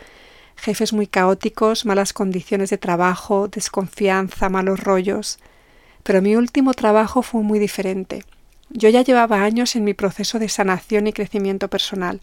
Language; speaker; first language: Spanish; native; Spanish